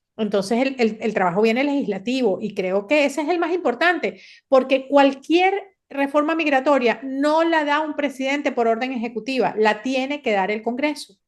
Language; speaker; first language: Spanish; native; Spanish